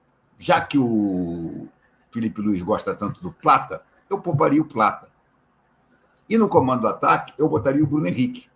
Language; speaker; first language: Portuguese; native; Portuguese